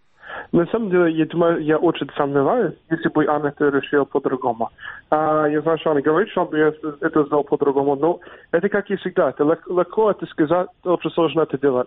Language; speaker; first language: Russian; non-native, fluent; English